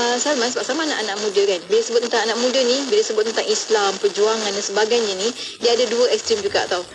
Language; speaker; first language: Malay; native; Malay